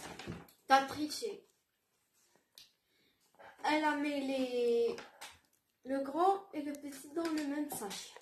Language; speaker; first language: French; non-native, local second language; Arabic